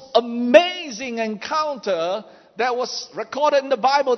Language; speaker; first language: English; non-native, local second language; Chinese